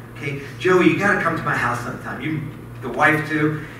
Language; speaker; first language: English; native; English